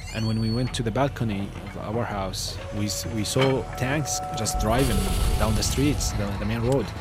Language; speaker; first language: English; non-native, fluent; Arabic